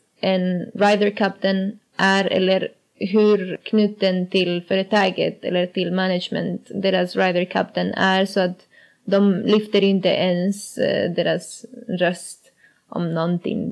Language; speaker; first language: Swedish; non-native, learner; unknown